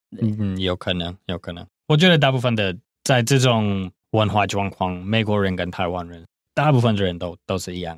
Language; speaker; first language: Chinese; non-native, fluent; English